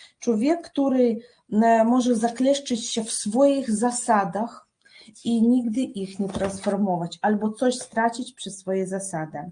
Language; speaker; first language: Polish; non-native, fluent; Russian